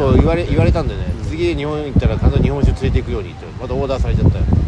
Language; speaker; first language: Japanese; native; Japanese